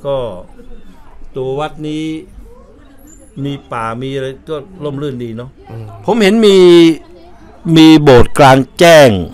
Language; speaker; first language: Thai; native; Thai